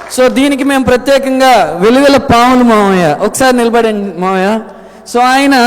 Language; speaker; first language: Telugu; native; Telugu